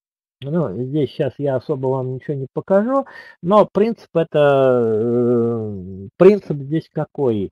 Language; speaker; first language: Russian; native; Russian